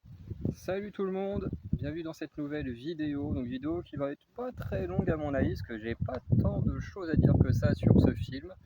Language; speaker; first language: French; native; French